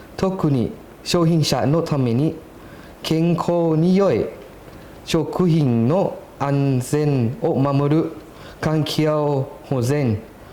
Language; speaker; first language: Japanese; non-native, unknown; Thai